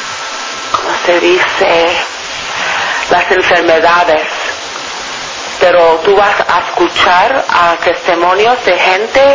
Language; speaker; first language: Spanish; non-native, fluent; English